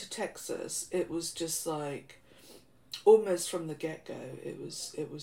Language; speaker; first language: English; native; English